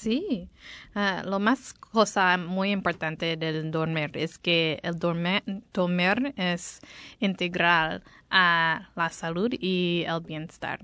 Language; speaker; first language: Spanish; non-native, learner; English